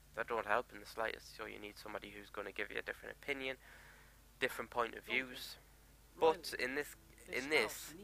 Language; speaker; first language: English; native; English